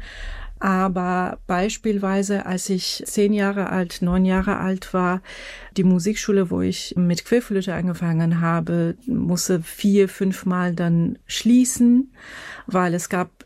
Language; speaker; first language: German; non-native, fluent; Persian